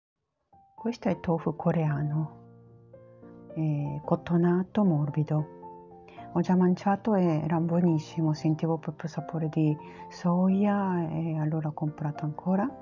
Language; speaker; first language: Italian; non-native, learner; Japanese